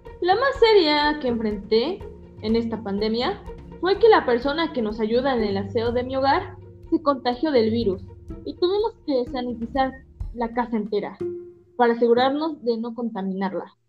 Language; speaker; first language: Spanish; native; Spanish